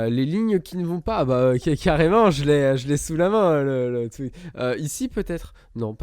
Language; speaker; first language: French; native; French